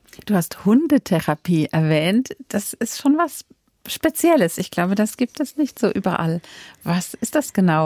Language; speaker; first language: German; native; German